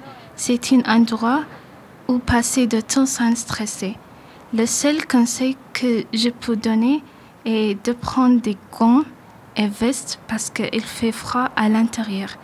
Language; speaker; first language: French; non-native, learner; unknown